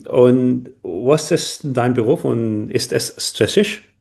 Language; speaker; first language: German; non-native, learner; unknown